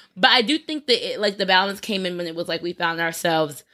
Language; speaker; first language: English; native; English